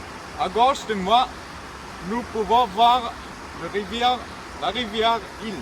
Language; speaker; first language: French; non-native, learner; German